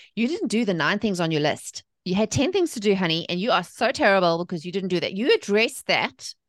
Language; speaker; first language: English; native; English